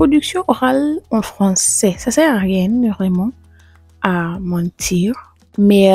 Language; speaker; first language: French; non-native, learner; English